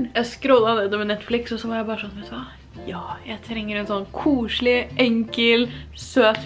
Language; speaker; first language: Norwegian; native; Norwegian